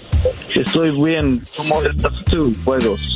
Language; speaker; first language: Spanish; non-native, learner; English